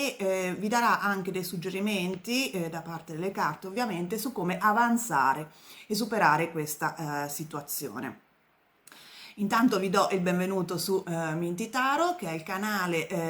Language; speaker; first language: Italian; native; Italian